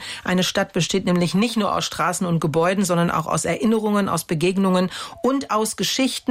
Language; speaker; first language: German; native; German